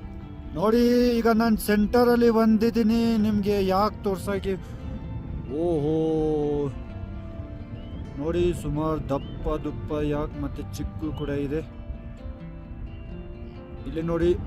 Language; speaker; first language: Kannada; non-native, local second language; Ladakhi